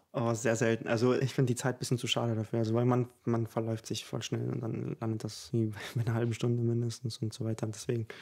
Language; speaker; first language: German; early bilingual, other home language; Ukrainian